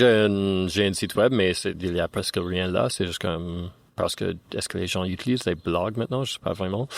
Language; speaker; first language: French; non-native, fluent; English